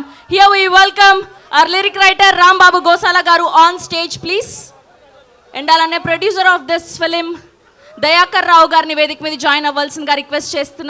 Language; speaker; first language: Telugu; native; Telugu